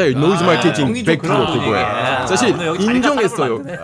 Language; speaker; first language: Korean; non-native, fluent; French